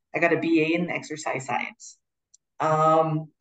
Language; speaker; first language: English; non-native, fluent; Portuguese